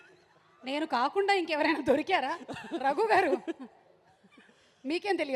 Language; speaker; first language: Telugu; native; Telugu